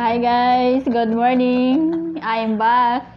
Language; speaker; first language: English; non-native, learner; Filipino